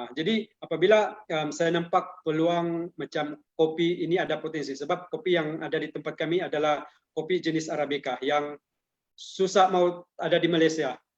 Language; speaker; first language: Malay; non-native, local second language; Central Dusun